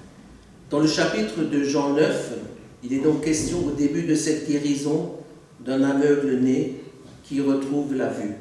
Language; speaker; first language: French; native; French